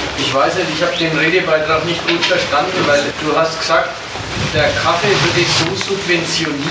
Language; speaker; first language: German; native; German